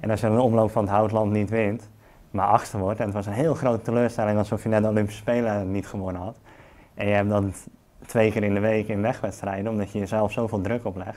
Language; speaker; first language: Dutch; native; Dutch